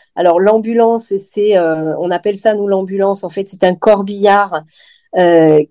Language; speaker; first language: French; native; French